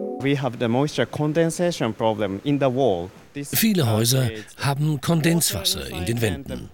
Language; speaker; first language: German; non-native, fluent; Japanese